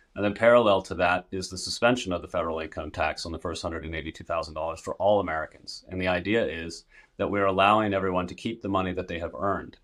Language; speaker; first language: English; native; English